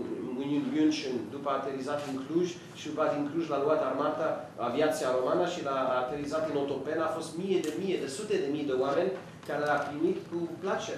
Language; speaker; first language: Romanian; early bilingual, heritage; Romanian